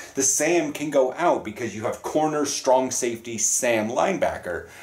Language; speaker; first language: English; native; English